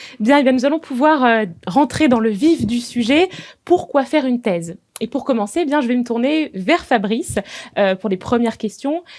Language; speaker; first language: French; native; French